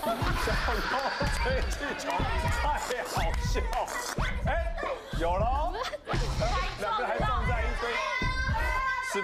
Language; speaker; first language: Chinese; native; Chinese